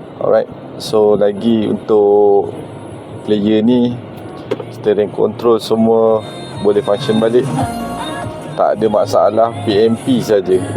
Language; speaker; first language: Malay; native; Malay